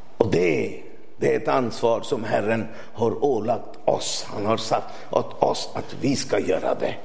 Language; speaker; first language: Swedish; non-native, fluent; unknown